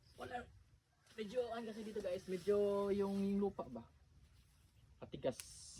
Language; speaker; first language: Filipino; native; Filipino